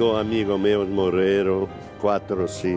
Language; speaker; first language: Portuguese; early bilingual, heritage; Italian